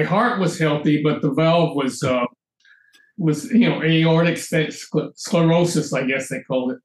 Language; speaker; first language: English; native; English